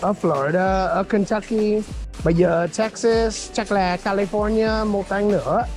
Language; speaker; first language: Vietnamese; non-native, fluent; English